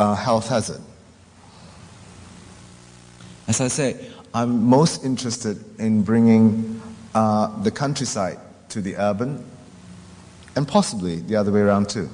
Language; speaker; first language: English; non-native, local second language; Min Nan Chinese